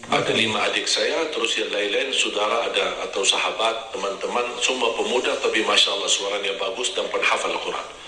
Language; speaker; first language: Indonesian; non-native, fluent; Arabic